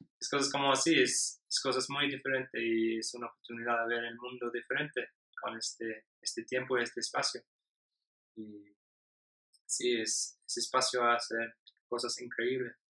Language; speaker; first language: Spanish; non-native, learner; English